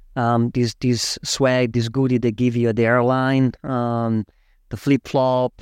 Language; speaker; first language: English; non-native, fluent; Italian